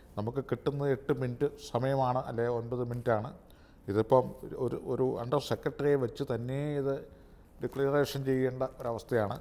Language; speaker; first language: Malayalam; native; Malayalam